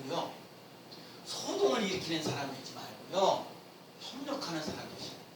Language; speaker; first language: Korean; native; Korean